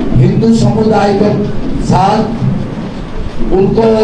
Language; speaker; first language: Hindi; non-native, local second language; Bangla